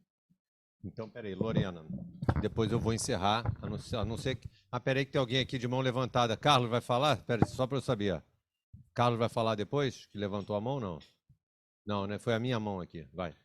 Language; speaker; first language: Portuguese; native; Portuguese